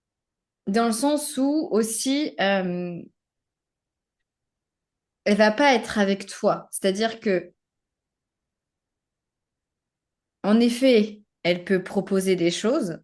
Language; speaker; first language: French; native; French